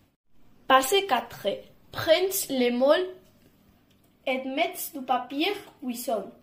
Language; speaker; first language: French; non-native, learner; Spanish